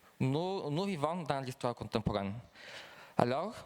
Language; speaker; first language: French; non-native, fluent; Bulgarian